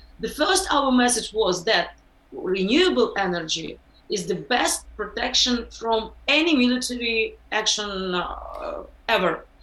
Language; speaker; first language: English; non-native, learner; Ukrainian